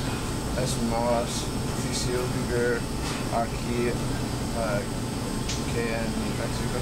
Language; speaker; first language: Spanish; non-native, learner; English